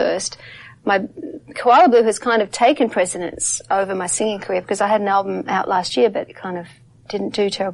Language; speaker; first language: English; native; English